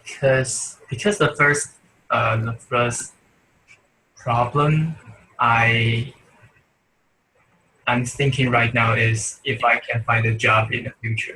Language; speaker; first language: English; non-native, learner; Chinese